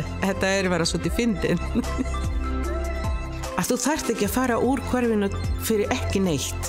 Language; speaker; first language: Icelandic; non-native, fluent; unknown